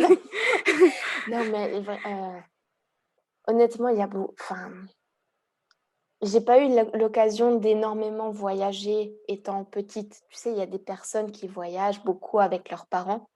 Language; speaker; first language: French; early bilingual, heritage; Hungarian